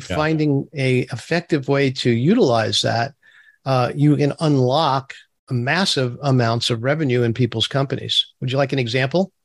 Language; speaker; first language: English; early bilingual, other home language; Turkish